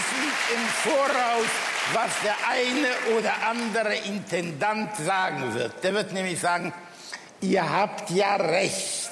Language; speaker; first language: German; early bilingual, other home language; Polish